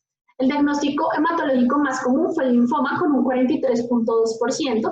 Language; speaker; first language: Spanish; native; Spanish